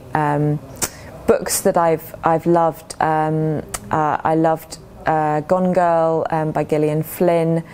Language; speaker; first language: English; native; English